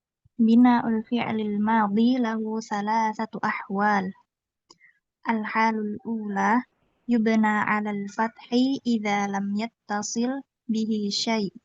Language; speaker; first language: Arabic; non-native, learner; Indonesian